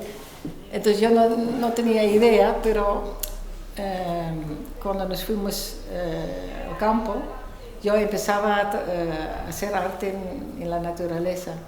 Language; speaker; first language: Spanish; non-native, fluent; Dutch